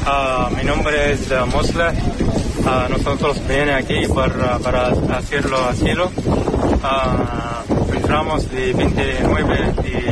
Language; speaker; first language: Spanish; non-native, learner; Arabic